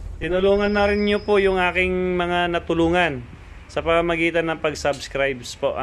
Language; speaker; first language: Filipino; non-native, local second language; Cebuano